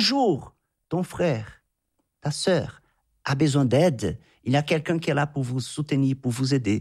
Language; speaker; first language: French; non-native, fluent; Portuguese